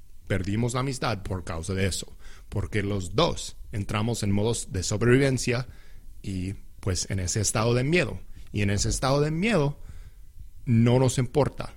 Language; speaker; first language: Spanish; non-native, fluent; English